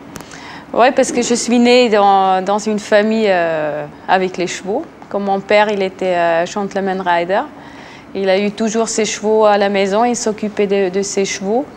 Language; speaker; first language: French; non-native, local second language; German